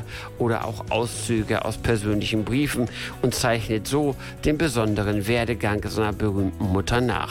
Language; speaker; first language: German; native; German